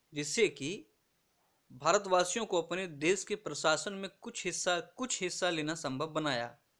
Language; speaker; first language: Hindi; native; Hindi